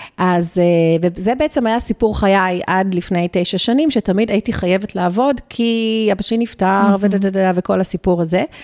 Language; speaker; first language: Hebrew; early bilingual, other home language; Spanish